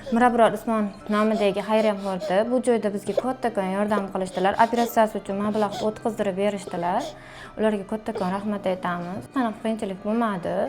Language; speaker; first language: Uzbek; native; Uzbek